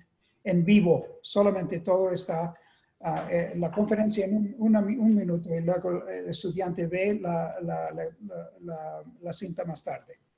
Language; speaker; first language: Spanish; non-native, fluent; English